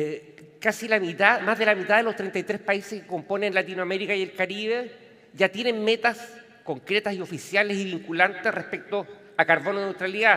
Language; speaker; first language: Spanish; native; Spanish